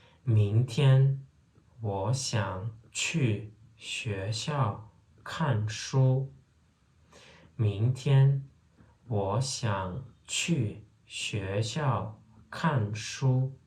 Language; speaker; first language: Chinese; non-native, fluent; Turkmen